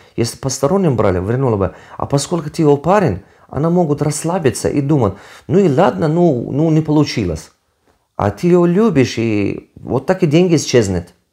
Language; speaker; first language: Russian; non-native, local second language; Tajik